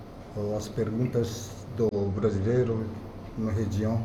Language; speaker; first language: Portuguese; non-native, fluent; Japanese